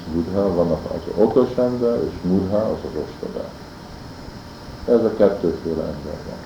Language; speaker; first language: Hungarian; early bilingual, heritage; Hungarian